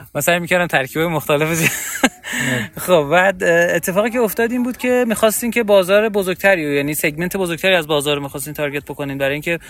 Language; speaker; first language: Persian; native; Persian